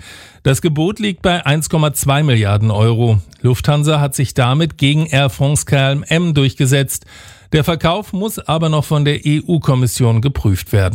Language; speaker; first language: German; native; German